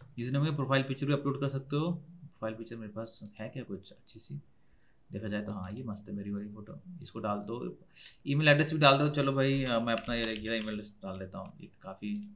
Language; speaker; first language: Hindi; native; Hindi